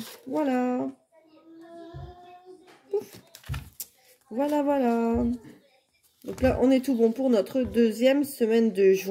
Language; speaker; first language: French; native; French